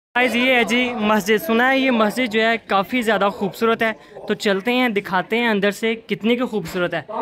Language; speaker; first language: Urdu; non-native, local second language; Punjabi